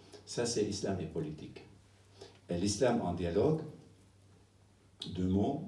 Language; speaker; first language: French; non-native, fluent; Arabic